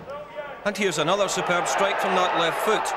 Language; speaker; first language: English; native; English